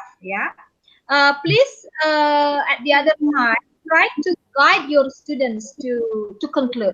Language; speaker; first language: English; non-native, fluent; Indonesian